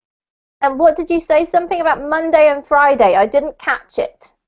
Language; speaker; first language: English; native; English